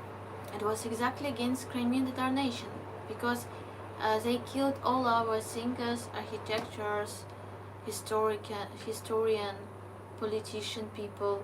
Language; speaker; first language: English; non-native, learner; Ukrainian